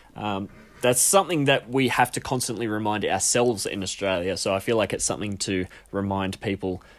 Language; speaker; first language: English; native; English